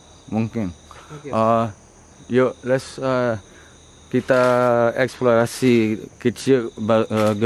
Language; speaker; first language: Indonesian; non-native, learner; English